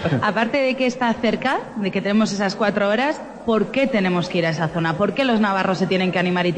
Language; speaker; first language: Spanish; native; Spanish